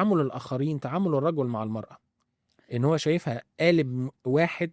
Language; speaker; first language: Arabic; native; Arabic